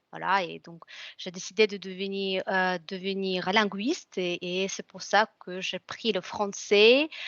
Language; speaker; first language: French; non-native, fluent; Russian